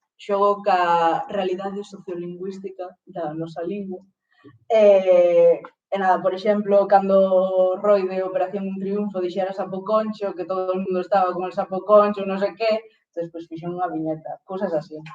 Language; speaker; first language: Galician; non-native, local second language; Spanish